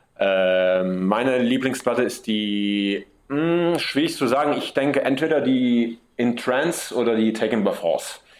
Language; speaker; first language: German; early bilingual, heritage; German